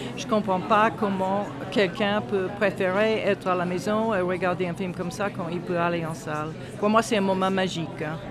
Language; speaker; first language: French; non-native, fluent; English